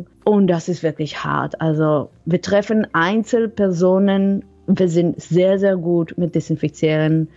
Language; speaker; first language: German; non-native, fluent; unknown